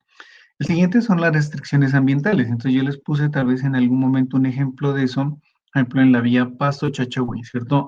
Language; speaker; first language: Spanish; native; Spanish